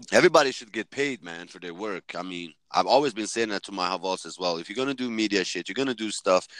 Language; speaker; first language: English; early bilingual, heritage; Swedish